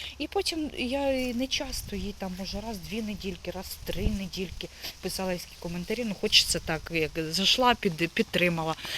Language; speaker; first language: Ukrainian; native; Ukrainian